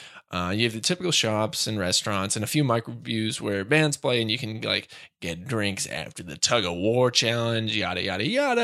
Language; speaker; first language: English; native; English